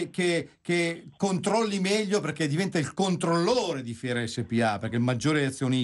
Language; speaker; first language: Italian; native; Italian